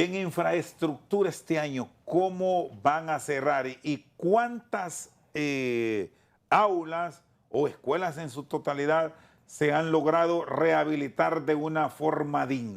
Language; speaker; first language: Spanish; native; Spanish